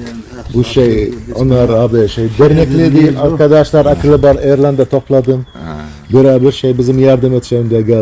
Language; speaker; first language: Turkish; non-native, learner; Chechen